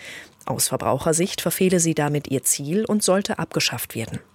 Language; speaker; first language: German; native; German